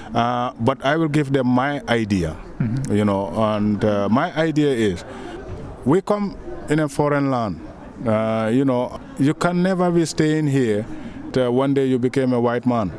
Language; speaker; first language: English; non-native, local second language; Wolof